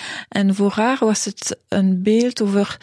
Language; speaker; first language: Dutch; non-native, local second language; French